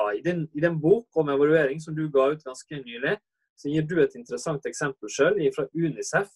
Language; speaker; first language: Norwegian; native; Norwegian